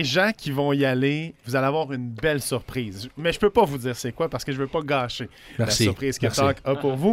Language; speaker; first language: French; native; French